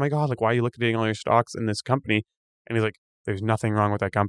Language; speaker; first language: English; native; English